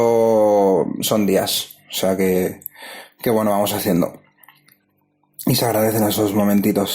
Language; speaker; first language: Spanish; native; Spanish